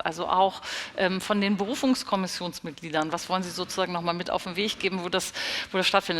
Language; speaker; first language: German; native; German